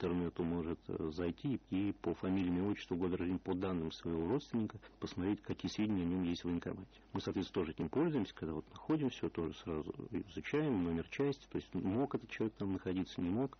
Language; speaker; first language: Russian; native; Russian